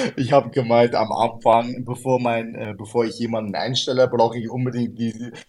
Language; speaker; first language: German; early bilingual, other home language; Arabic